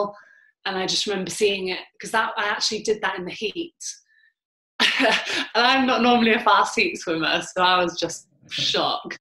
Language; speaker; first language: English; native; English